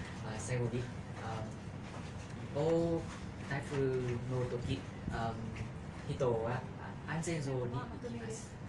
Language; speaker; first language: Japanese; non-native, learner; Vietnamese